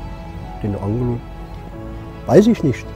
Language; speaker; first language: German; non-native, fluent; French